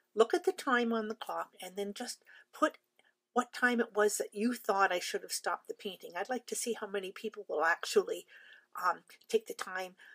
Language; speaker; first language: English; native; English